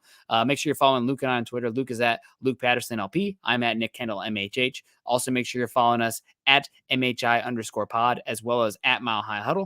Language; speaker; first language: English; native; English